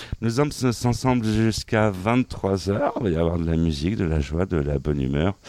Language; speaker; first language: French; native; French